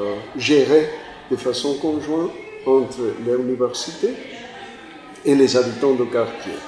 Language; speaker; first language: French; non-native, fluent; Spanish